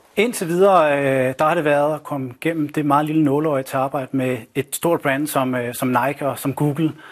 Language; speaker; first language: Danish; native; Danish